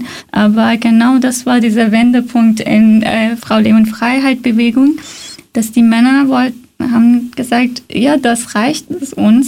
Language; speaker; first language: German; non-native, fluent; Persian